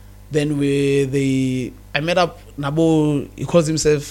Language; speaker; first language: English; non-native, local second language; Xhosa